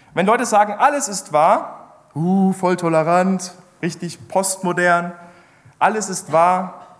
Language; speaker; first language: German; native; German